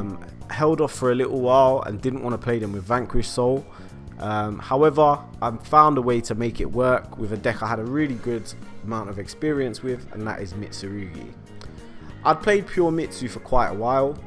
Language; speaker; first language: English; native; English